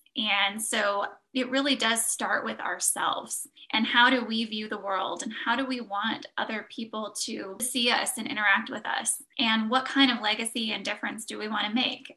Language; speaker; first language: English; native; English